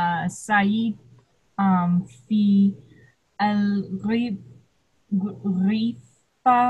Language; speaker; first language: Arabic; non-native, learner; English